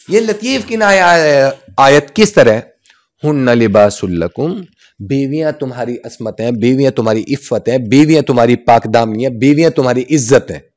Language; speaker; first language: Urdu; non-native, local second language; Punjabi